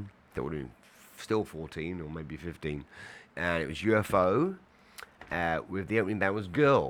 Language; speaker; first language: English; native; English